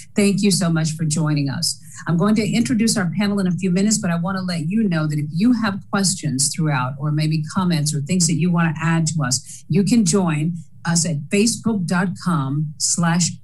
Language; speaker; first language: English; native; English